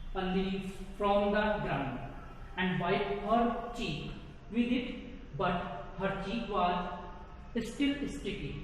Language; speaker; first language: English; non-native, local second language; Hindi